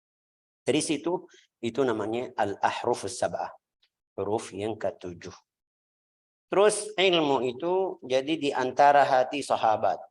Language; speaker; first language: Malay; non-native, fluent; Arabic